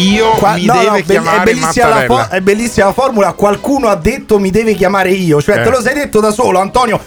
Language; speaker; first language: Italian; native; Italian